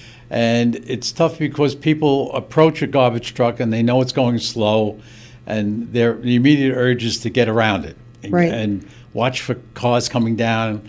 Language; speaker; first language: English; native; English